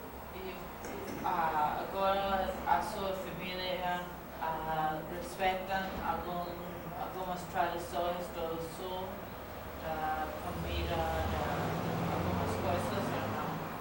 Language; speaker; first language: Portuguese; non-native, learner; English